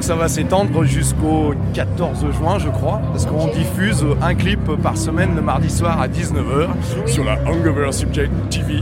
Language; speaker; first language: French; native; French